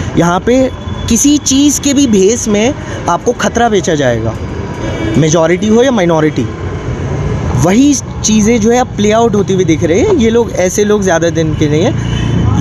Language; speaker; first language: Hindi; non-native, local second language; Manipuri